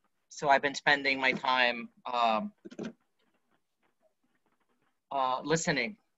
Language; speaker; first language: English; non-native, local second language; Spanish